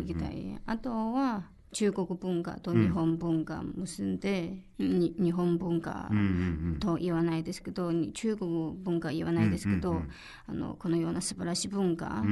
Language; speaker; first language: Japanese; non-native, learner; Chinese